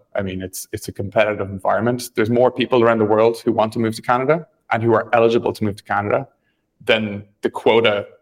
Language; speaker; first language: English; native; English